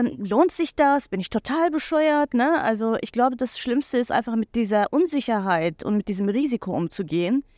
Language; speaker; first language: German; non-native, fluent; Turkish